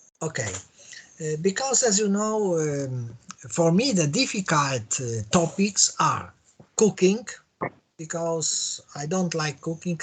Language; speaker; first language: English; non-native, learner; Polish